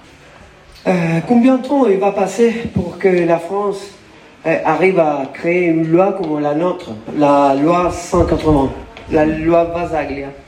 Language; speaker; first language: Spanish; non-native, learner; Italian